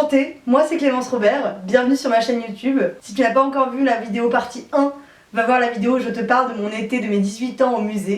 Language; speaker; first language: French; native; French